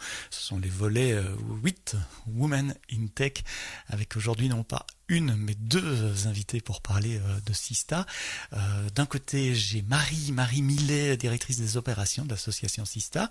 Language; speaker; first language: French; native; French